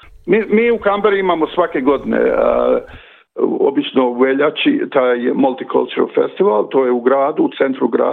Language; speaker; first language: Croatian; early bilingual, other home language; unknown